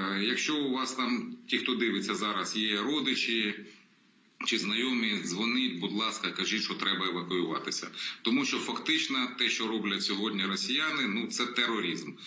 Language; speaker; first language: Ukrainian; native; Ukrainian